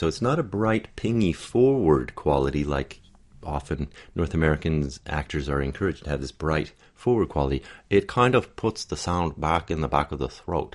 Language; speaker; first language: English; native; English